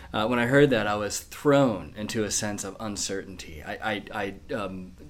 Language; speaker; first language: English; native; English